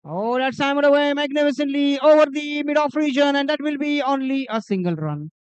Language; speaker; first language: English; non-native, local second language; Marathi